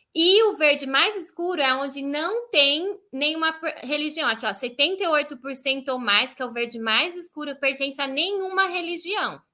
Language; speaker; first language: Portuguese; native; Portuguese